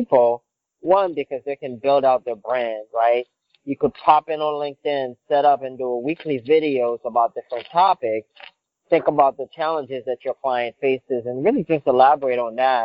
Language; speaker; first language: English; non-native, fluent; Haitian Creole